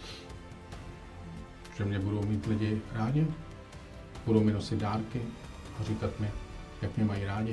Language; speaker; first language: Czech; native; Czech